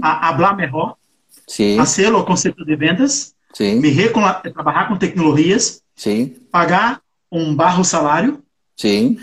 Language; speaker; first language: Portuguese; non-native, learner; Spanish